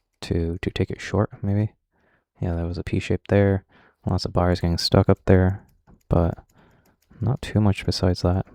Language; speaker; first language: English; native; English